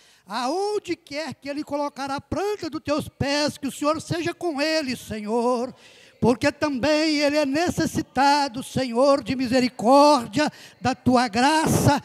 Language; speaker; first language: Portuguese; native; Portuguese